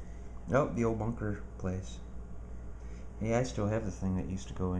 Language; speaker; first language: English; native; English